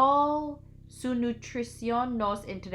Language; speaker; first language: Spanish; non-native, learner; English